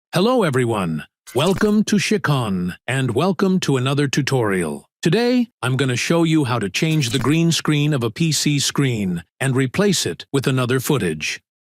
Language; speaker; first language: English; non-native, local second language; Bangla